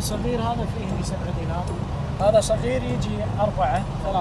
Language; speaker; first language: Arabic; non-native, learner; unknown